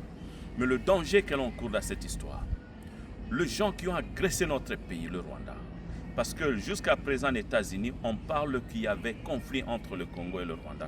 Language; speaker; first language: French; non-native, local second language; Lingala